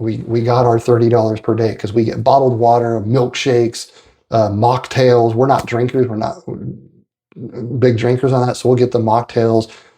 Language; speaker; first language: English; native; English